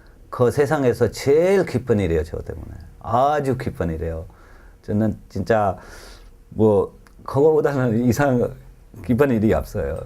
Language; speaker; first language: Korean; non-native, learner; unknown